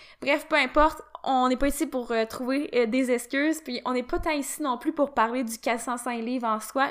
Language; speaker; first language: French; native; French